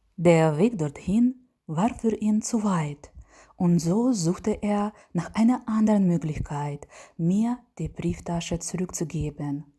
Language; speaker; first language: German; non-native, learner; Ukrainian